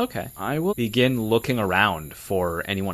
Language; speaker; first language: English; native; English